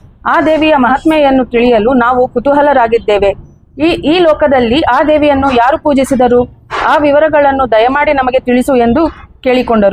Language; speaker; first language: Kannada; native; Kannada